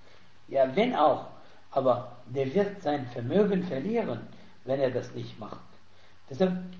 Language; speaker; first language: German; non-native, fluent; Arabic